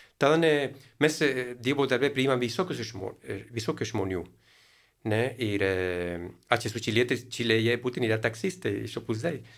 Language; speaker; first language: Lithuanian; non-native, fluent; Spanish